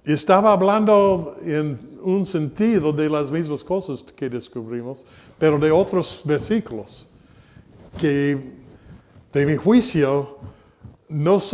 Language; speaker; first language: Spanish; non-native, fluent; English